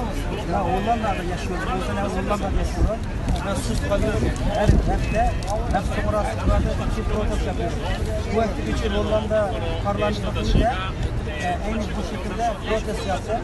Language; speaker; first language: Turkish; non-native, learner; Uyghur